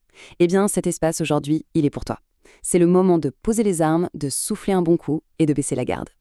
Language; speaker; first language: French; native; French